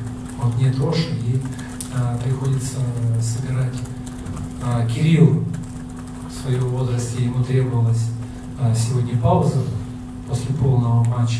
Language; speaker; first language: Russian; native; Russian